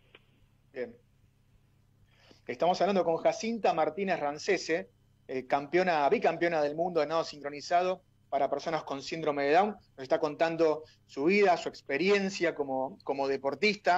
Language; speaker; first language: Spanish; native; Spanish